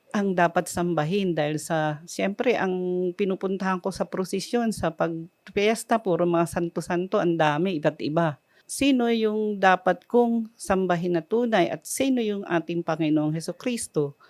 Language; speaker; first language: Filipino; native; Filipino